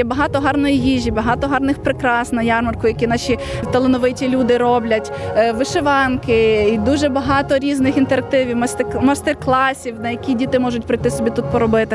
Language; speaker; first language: Ukrainian; native; Ukrainian